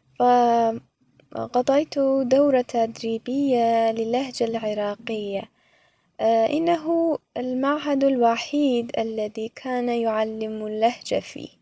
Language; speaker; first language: Arabic; non-native, fluent; Persian